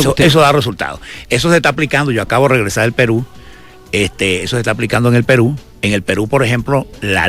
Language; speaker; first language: Spanish; native; Spanish